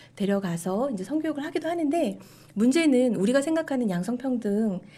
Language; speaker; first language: Korean; native; Korean